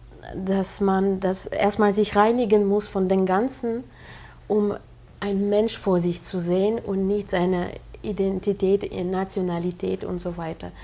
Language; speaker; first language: German; non-native, fluent; Russian